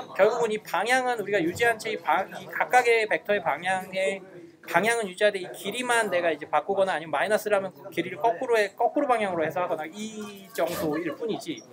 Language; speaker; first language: Korean; native; Korean